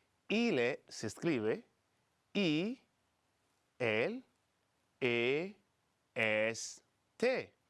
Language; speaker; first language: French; non-native, fluent; Spanish